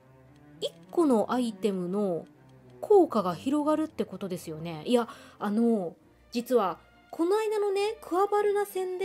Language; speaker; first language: Japanese; native; Japanese